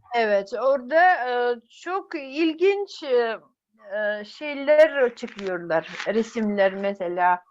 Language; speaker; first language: Turkish; non-native, fluent; Yakut